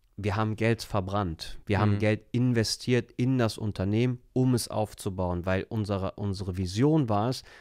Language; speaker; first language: German; early bilingual, other home language; Turkish